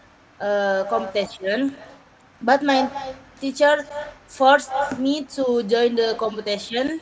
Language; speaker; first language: English; non-native, learner; Indonesian